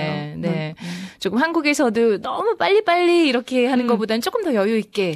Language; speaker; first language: Korean; native; Korean